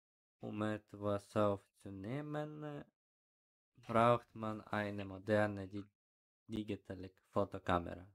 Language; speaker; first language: German; non-native, learner; Ukrainian